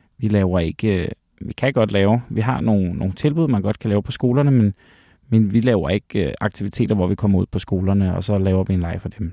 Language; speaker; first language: Danish; native; Danish